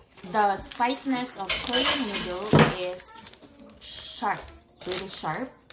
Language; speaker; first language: English; non-native, local second language; Cebuano